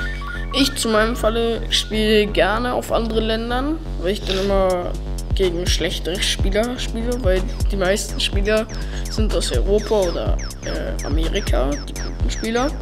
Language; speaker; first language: German; early bilingual, other home language; Turkish